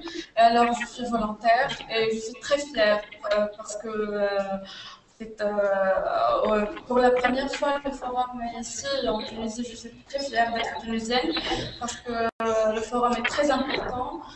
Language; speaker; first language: French; non-native, local second language; Arabic